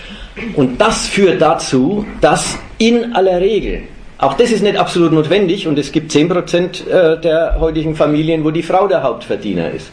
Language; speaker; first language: German; native; German